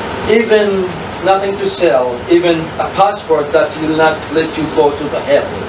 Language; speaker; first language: English; non-native, learner; Arabic